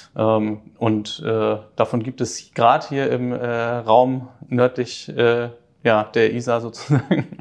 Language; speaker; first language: German; native; German